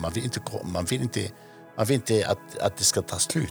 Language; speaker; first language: Swedish; non-native, fluent; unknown